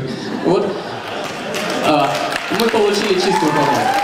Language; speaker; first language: Russian; native; Russian